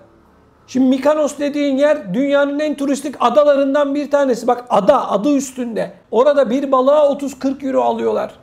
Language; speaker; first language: Turkish; native; Turkish